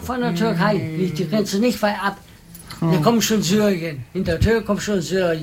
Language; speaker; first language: German; non-native, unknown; Turkish